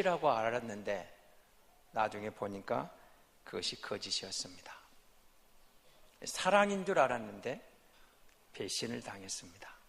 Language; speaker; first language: Korean; native; Korean